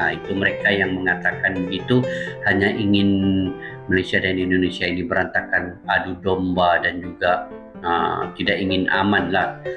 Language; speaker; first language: Malay; native; Malay